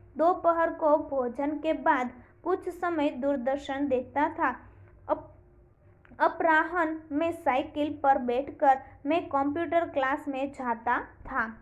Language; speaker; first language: Hindi; non-native, local second language; Gujarati